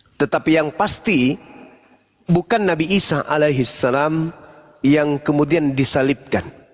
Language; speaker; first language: Indonesian; native; Indonesian